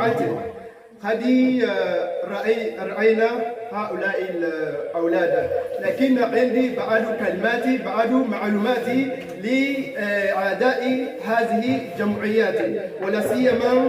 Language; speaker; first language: Arabic; non-native, learner; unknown